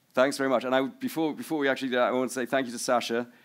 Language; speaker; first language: English; native; English